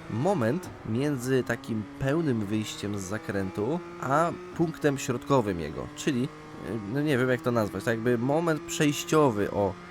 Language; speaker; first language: Polish; native; Polish